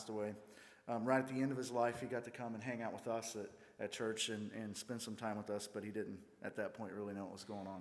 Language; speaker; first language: English; native; English